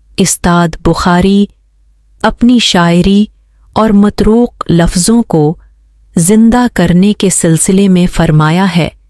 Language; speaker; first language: Urdu; non-native, local second language; Sindhi